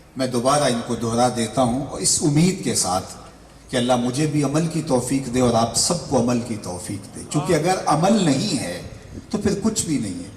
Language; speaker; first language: Urdu; non-native, local second language; Punjabi